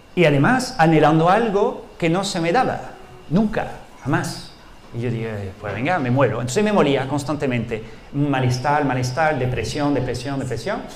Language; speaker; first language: Spanish; non-native, fluent; French